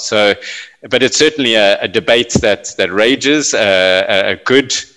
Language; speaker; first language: English; native; English